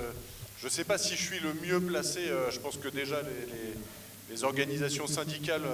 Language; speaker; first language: French; native; French